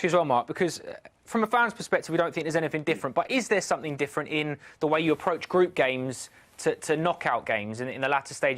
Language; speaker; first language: English; native; English